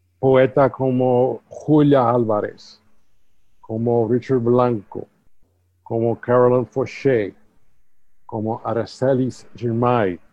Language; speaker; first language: Spanish; early bilingual, heritage; English